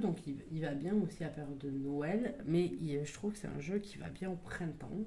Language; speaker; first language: French; native; French